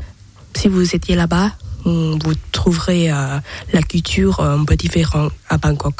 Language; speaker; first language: French; non-native, fluent; Thai